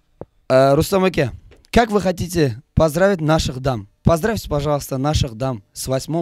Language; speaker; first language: Russian; non-native, local second language; Uzbek